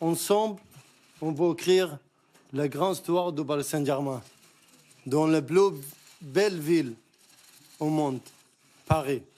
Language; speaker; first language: French; non-native, learner; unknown